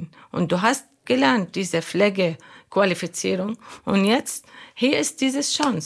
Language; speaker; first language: German; non-native, learner; Arabic